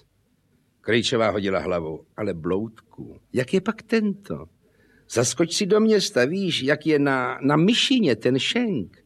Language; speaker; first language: Czech; native; Czech